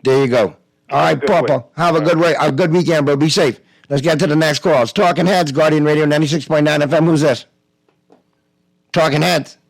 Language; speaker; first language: English; native; English